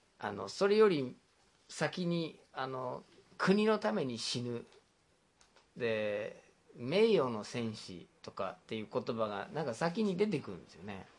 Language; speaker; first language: Japanese; non-native, fluent; English